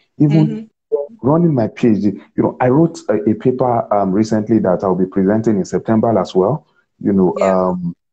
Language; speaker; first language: English; non-native, local second language; Yoruba